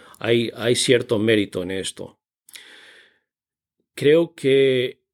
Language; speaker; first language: Spanish; non-native, fluent; English